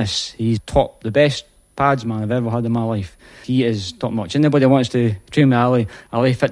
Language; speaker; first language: English; native; English